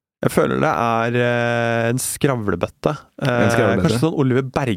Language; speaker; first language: Norwegian; native; Norwegian